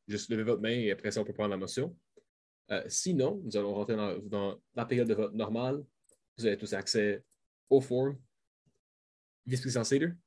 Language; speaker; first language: French; native; French